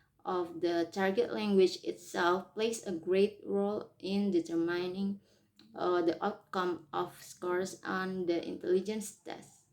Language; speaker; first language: English; non-native, learner; Indonesian